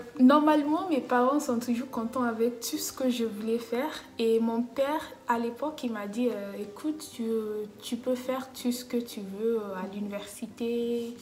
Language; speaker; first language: French; non-native, fluent; Yoruba